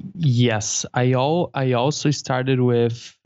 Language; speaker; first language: English; non-native, fluent; Portuguese